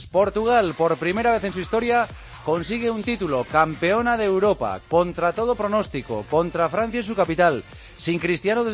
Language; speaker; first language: Spanish; native; Spanish